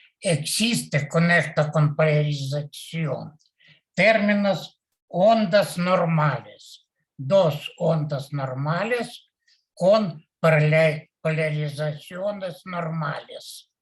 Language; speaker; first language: Spanish; non-native, learner; Portuguese